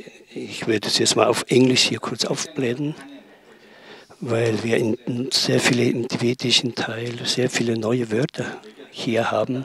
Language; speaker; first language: German; non-native, learner; Tibetan